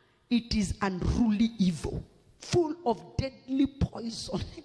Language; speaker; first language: English; non-native, local second language; Swahili